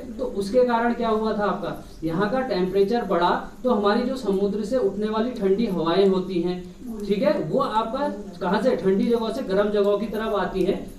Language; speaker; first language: Hindi; native; Hindi